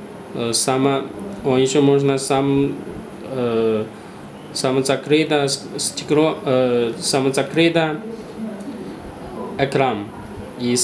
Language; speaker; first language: Russian; non-native, learner; Chinese